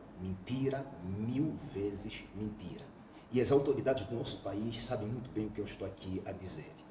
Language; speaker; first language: Portuguese; native; Portuguese